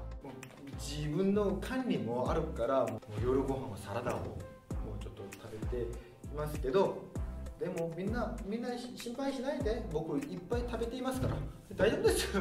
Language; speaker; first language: Japanese; non-native, fluent; Korean